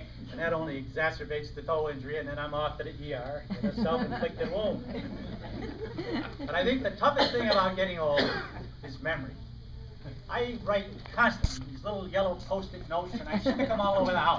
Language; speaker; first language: English; native; English